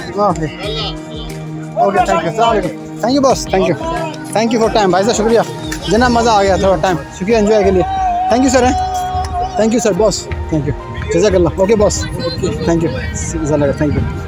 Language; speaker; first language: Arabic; non-native, learner; Hindi